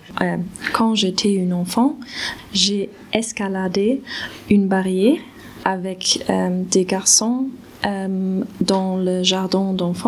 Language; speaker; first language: French; non-native, learner; German